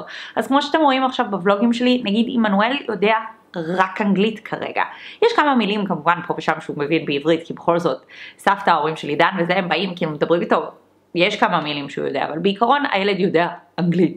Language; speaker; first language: Hebrew; early bilingual, other home language; English